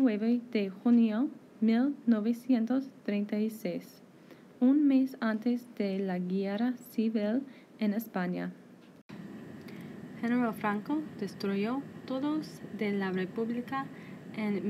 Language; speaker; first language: Spanish; non-native, learner; English